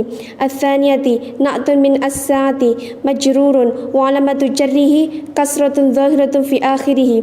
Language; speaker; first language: Arabic; non-native, learner; Indonesian